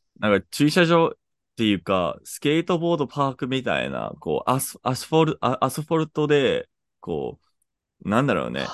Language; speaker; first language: Japanese; native; Japanese